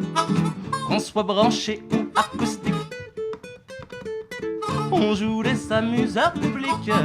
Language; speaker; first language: French; native; French